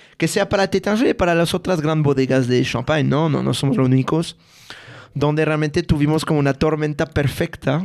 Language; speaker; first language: Spanish; non-native, fluent; French